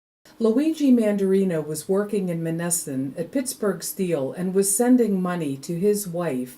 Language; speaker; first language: English; native; English